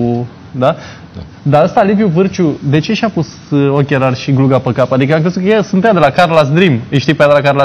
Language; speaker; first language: Romanian; native; Romanian